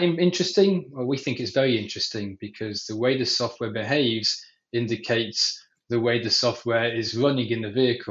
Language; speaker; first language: English; native; English